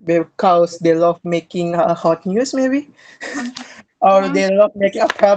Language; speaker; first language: English; non-native, learner; Indonesian